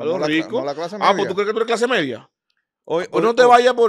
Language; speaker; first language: Spanish; native; Spanish